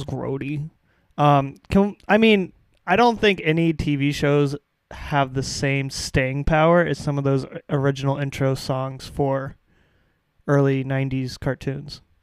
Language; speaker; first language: English; native; English